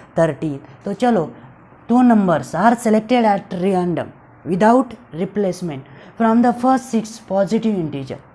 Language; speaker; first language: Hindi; non-native, local second language; Marathi